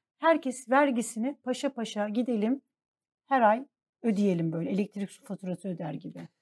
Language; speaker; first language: Turkish; native; Turkish